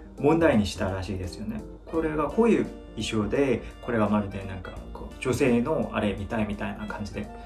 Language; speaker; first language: Japanese; non-native, fluent; Korean